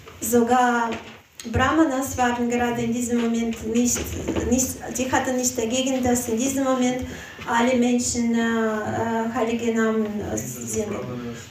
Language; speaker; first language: German; non-native, fluent; Russian